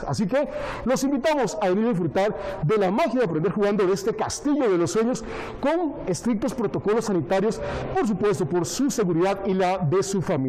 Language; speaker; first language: Spanish; native; Spanish